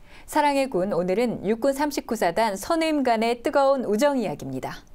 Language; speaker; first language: Korean; native; Korean